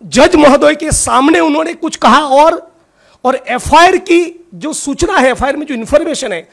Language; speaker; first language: Hindi; non-native, local second language; Gujarati